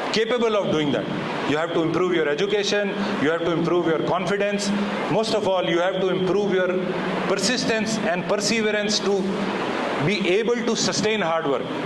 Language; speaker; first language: English; non-native, local second language; Hindi